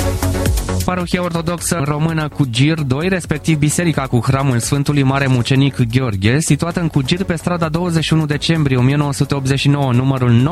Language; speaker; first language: Romanian; native; Romanian